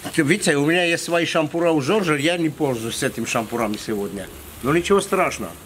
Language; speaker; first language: Russian; non-native, fluent; Armenian